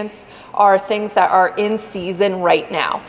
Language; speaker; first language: English; native; English